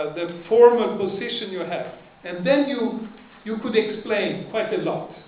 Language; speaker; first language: English; non-native, fluent; Swedish